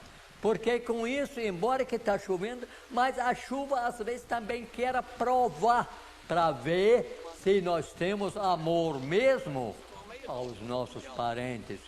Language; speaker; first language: Portuguese; non-native, local second language; Low German